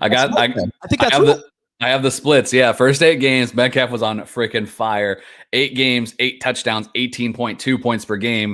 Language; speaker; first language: English; native; English